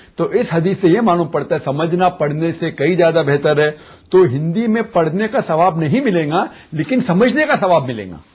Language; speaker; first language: Urdu; non-native, local second language; Konkani